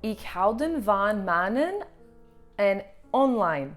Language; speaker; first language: Dutch; non-native, learner; English